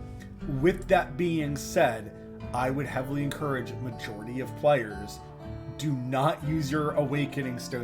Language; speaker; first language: English; native; English